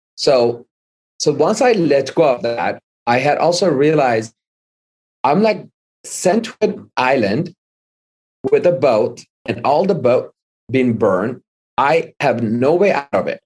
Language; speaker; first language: English; non-native, fluent; Armenian